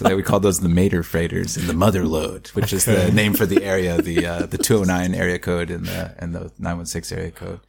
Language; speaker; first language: English; native; English